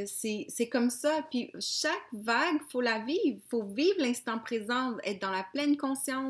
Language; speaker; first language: French; native; French